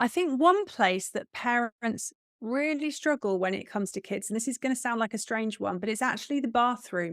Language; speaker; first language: English; native; English